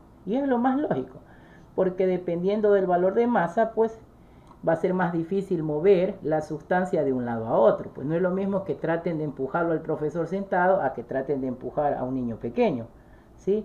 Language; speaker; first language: Spanish; native; Spanish